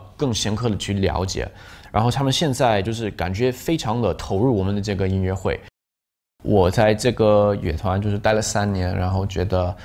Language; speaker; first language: Chinese; non-native, fluent; English